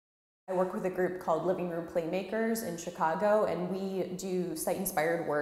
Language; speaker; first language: English; native; English